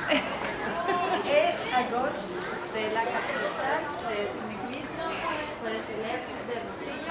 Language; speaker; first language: French; non-native, learner; Spanish